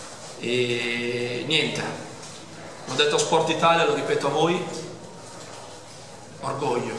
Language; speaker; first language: Italian; native; Italian